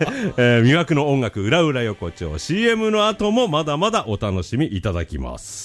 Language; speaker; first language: Japanese; native; Japanese